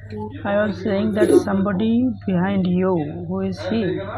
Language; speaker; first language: English; non-native, learner; Bangla